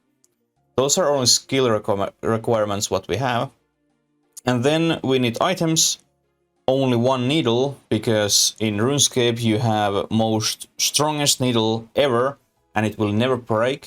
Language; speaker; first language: English; non-native, learner; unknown